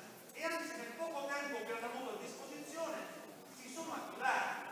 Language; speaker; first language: Italian; native; Italian